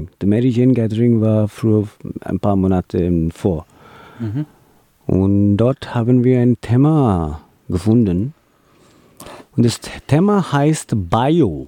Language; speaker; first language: German; non-native, learner; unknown